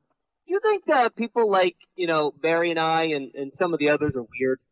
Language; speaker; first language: English; native; English